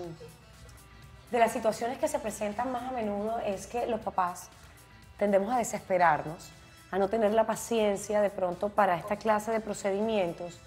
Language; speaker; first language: Spanish; native; Spanish